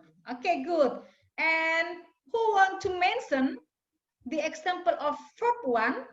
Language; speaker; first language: English; non-native, fluent; Indonesian